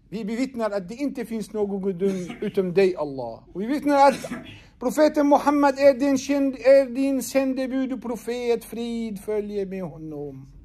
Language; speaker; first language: Swedish; non-native, fluent; Arabic